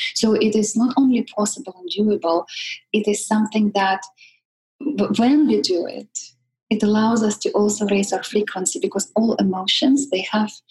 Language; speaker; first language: English; non-native, fluent; Russian